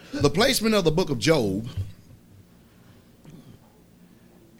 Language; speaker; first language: English; native; English